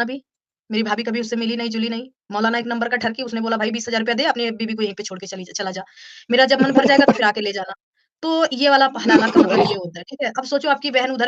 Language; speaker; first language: Hindi; native; Hindi